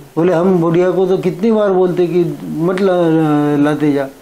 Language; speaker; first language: Hindi; non-native, local second language; Marathi